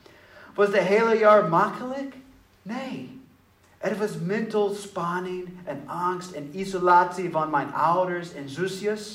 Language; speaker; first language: Dutch; non-native, learner; English